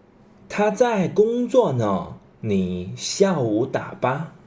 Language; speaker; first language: Chinese; non-native, fluent; English